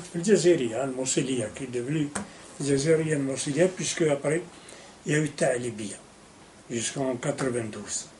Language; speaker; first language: French; non-native, local second language; Arabic